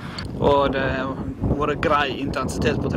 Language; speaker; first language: Norwegian; native; Norwegian